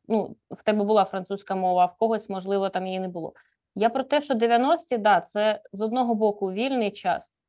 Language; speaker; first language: Ukrainian; native; Ukrainian